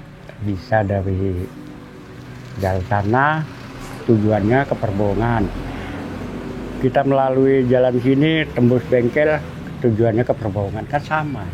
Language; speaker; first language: Indonesian; non-native, local second language; Balinese